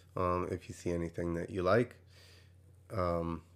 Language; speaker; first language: English; native; English